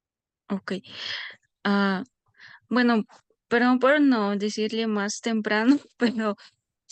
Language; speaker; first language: Spanish; non-native, fluent; Russian